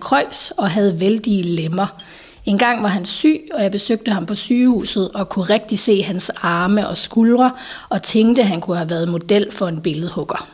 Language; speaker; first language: Danish; native; Danish